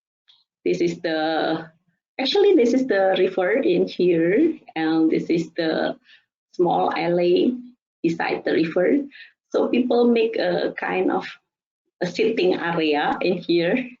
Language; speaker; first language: English; non-native, fluent; Indonesian